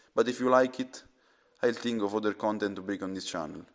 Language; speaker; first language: English; non-native, fluent; Italian